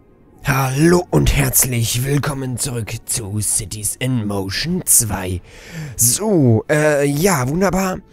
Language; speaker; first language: German; native; German